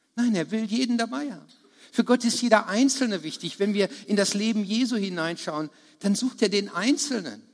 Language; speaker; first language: German; native; German